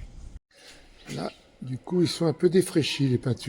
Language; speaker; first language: French; native; French